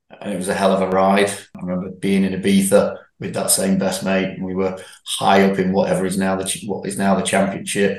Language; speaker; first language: English; native; English